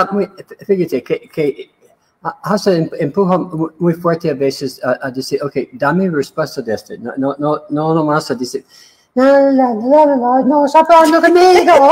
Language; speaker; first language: Spanish; non-native, learner; English